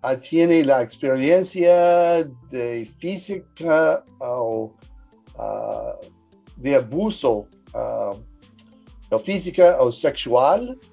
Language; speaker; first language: Spanish; early bilingual, heritage; English